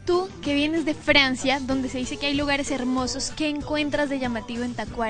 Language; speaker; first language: Spanish; native; Spanish